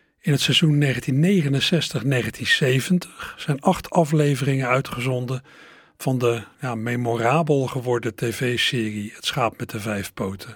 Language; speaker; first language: Dutch; native; Dutch